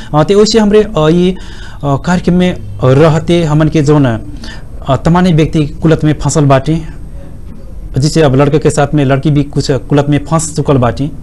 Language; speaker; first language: Bhojpuri; non-native, local second language; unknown